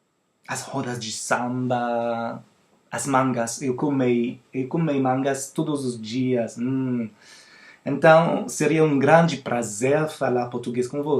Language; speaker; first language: Portuguese; non-native, fluent; French